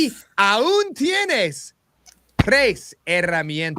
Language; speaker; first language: Spanish; non-native, learner; English